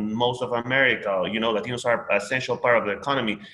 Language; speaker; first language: English; non-native, fluent; Spanish